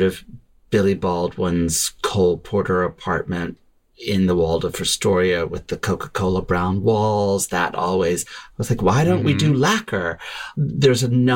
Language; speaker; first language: English; native; English